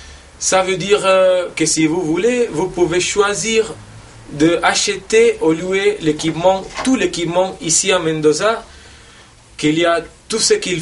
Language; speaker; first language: French; non-native, fluent; Spanish